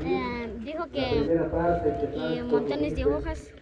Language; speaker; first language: Spanish; non-native, local second language; Kʼicheʼ